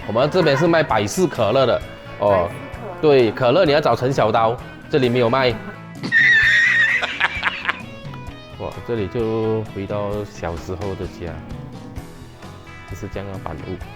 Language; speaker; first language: Chinese; native; Chinese